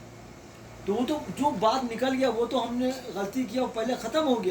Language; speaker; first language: Hindi; native; Hindi